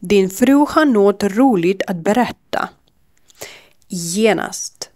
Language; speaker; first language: Swedish; non-native, learner; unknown